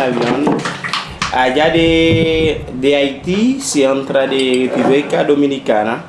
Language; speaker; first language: Spanish; non-native, fluent; Haitian Creole